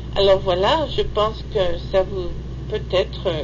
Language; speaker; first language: French; native; French